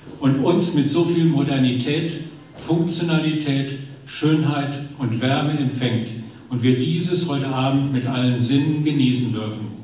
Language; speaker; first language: German; native; German